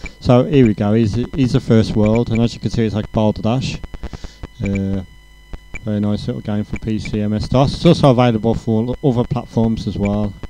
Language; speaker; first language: English; native; English